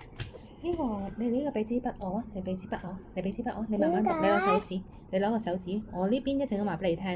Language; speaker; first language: Chinese; non-native, local second language; Cantonese